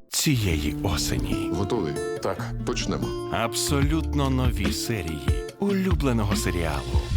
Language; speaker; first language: Ukrainian; native; Ukrainian